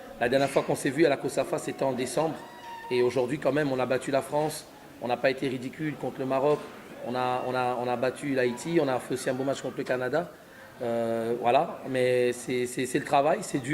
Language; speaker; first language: French; native; French